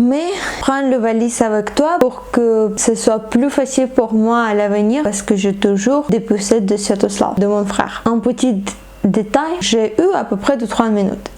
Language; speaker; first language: French; non-native, fluent; Ukrainian